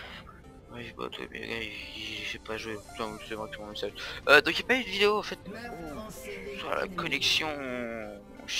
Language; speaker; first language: French; native; French